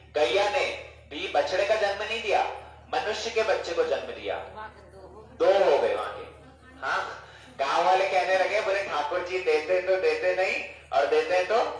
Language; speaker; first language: Hindi; non-native, fluent; English